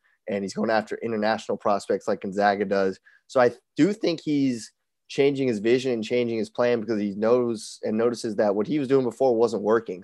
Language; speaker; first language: English; native; English